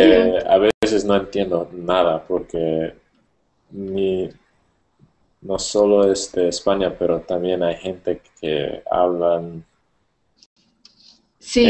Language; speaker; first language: Spanish; non-native, learner; English